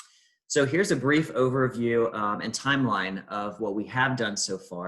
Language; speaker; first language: English; native; English